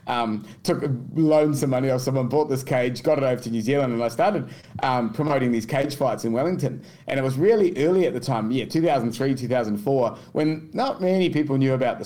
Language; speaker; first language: English; native; English